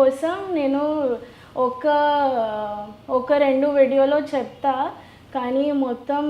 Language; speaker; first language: Telugu; non-native, local second language; Gujarati